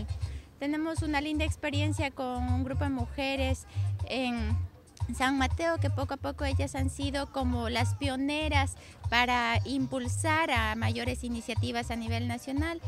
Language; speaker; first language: Spanish; native; Spanish